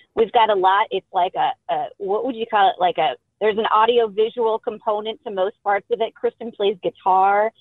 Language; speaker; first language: English; native; English